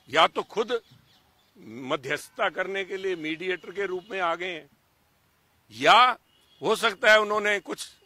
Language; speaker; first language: Hindi; native; Hindi